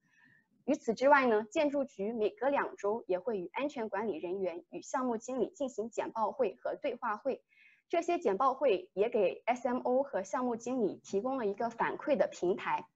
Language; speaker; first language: Chinese; native; Chinese